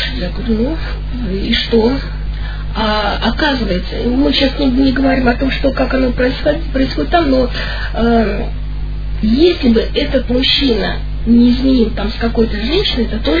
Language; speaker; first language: Russian; native; Russian